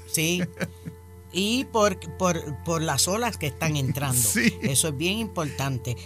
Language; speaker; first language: Spanish; early bilingual, heritage; Spanish